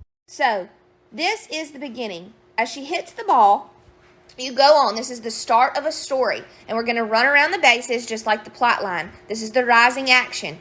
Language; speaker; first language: English; native; English